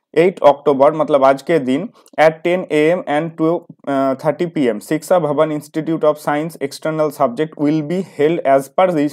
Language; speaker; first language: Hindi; non-native, local second language; Bangla